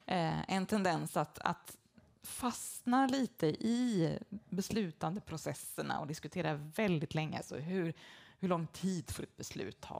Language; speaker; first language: Swedish; native; Swedish